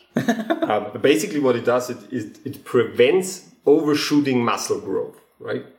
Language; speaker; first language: English; non-native, fluent; German